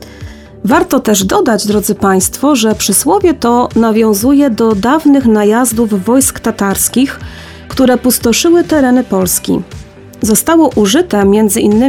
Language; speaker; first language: Polish; native; Polish